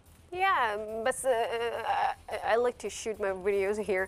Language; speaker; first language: English; early bilingual, other home language; Arabic